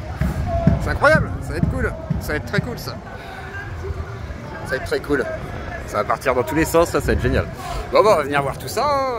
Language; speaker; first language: French; native; French